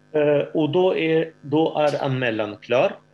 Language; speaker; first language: Swedish; non-native, fluent; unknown